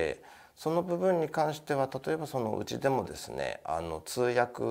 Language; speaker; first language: Japanese; native; Japanese